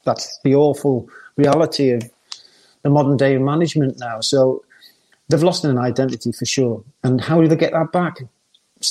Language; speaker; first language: English; native; English